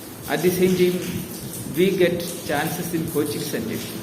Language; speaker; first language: English; non-native, local second language; Malayalam